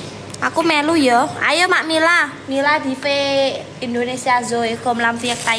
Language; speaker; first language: Vietnamese; non-native, learner; Javanese